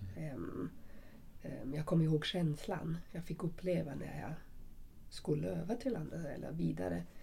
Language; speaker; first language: Swedish; non-native, fluent; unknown